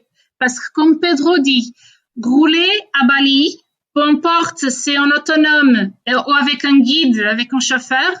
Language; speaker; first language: French; non-native, fluent; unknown